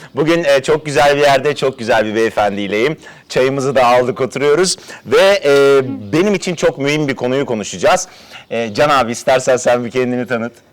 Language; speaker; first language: Turkish; early bilingual, heritage; Turkish